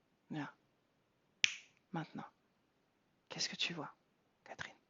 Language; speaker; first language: French; native; French